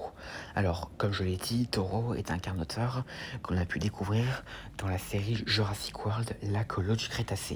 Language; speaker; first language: French; native; French